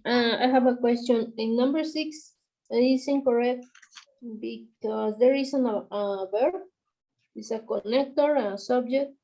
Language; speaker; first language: English; non-native, learner; Spanish